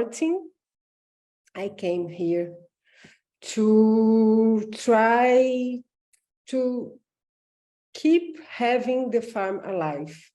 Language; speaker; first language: English; non-native, learner; Portuguese